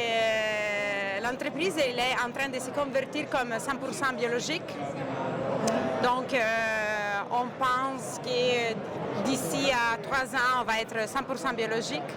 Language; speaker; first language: French; non-native, fluent; Italian